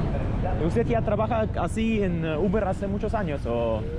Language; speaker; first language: Spanish; non-native, fluent; Russian